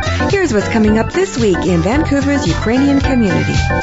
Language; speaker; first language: English; native; English